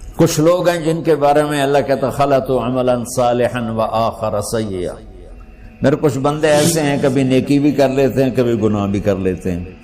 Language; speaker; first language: Urdu; non-native, local second language; Punjabi